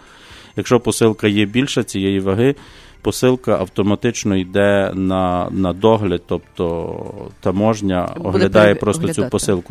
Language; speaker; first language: Ukrainian; native; Ukrainian